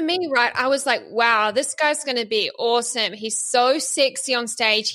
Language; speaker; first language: English; native; English